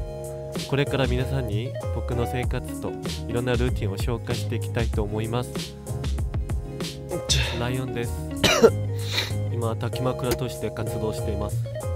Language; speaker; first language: Japanese; non-native, fluent; Korean